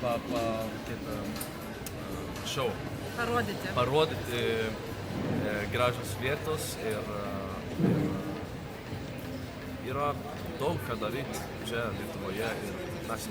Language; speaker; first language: Lithuanian; non-native, learner; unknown